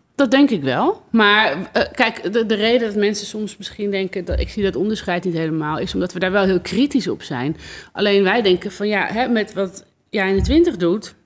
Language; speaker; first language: Dutch; native; Dutch